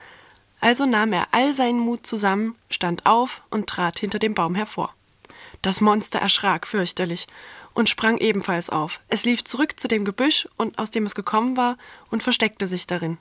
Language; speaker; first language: German; native; German